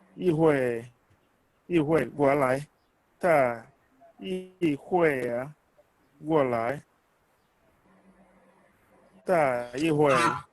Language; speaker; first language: Chinese; non-native, learner; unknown